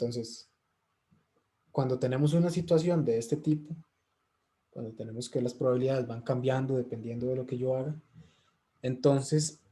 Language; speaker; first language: Spanish; native; Spanish